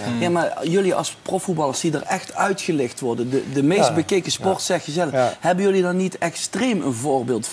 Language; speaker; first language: Dutch; native; Dutch